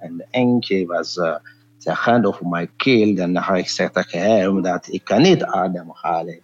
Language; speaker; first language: Dutch; non-native, fluent; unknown